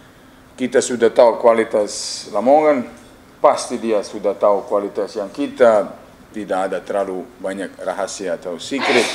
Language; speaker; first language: Indonesian; non-native, fluent; English